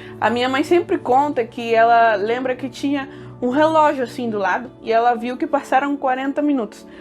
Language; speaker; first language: Portuguese; early bilingual, heritage; Portuguese